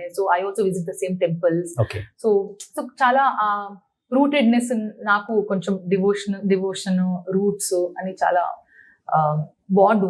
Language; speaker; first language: Telugu; non-native, learner; Kannada